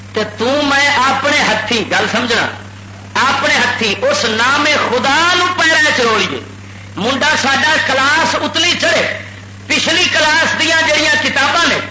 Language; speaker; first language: Urdu; native; Urdu